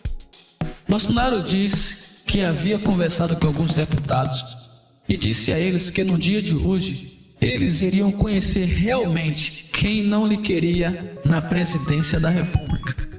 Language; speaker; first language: Portuguese; native; Portuguese